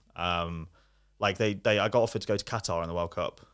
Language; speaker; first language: English; native; English